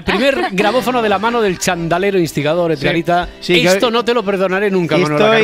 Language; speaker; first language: Spanish; native; Spanish